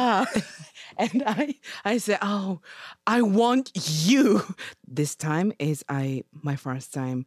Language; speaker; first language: English; non-native, learner; Japanese